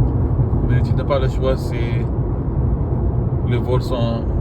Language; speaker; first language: French; non-native, fluent; Arabic